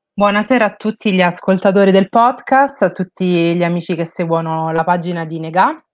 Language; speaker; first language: Italian; native; Italian